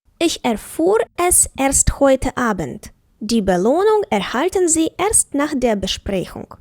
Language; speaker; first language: German; non-native, fluent; Ukrainian